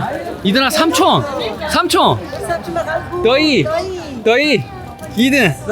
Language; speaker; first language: Korean; native; Korean